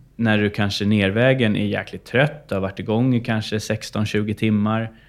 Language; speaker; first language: Swedish; native; Swedish